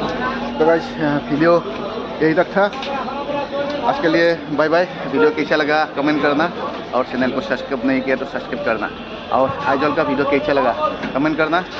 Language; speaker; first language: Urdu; non-native, local second language; Assamese